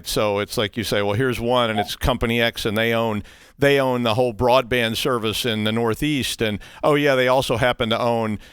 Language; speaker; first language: English; native; English